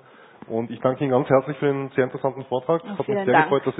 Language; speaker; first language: German; native; German